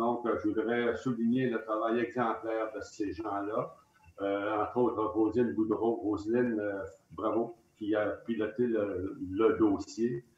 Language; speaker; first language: French; native; French